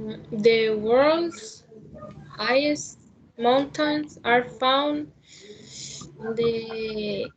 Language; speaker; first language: English; non-native, learner; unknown